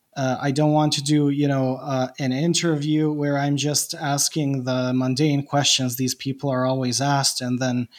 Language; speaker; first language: English; non-native, fluent; Bosnian